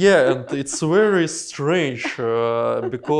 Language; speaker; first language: English; non-native, learner; Russian